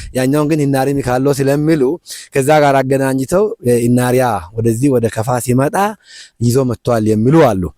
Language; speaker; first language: Amharic; non-native, local second language; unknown